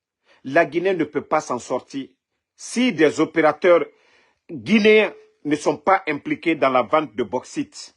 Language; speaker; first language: French; non-native, local second language; Mandingo